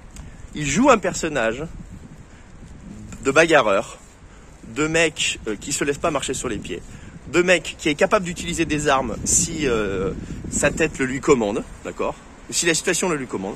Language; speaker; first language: French; native; French